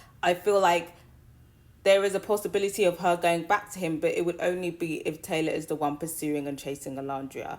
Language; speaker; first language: English; native; English